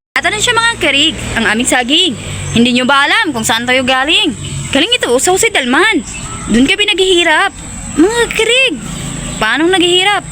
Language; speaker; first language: Filipino; non-native, local second language; Cebuano